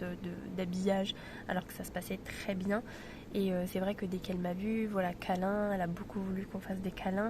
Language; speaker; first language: French; native; French